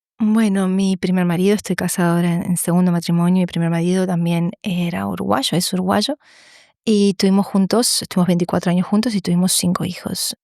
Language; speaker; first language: Spanish; native; Spanish